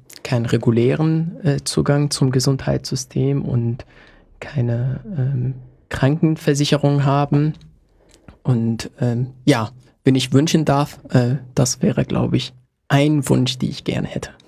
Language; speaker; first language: German; native; German